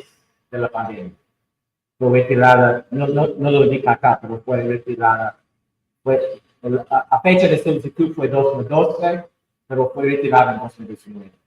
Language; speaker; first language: Spanish; non-native, fluent; English